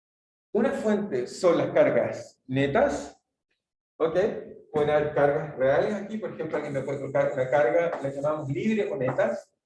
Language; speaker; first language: Spanish; native; Spanish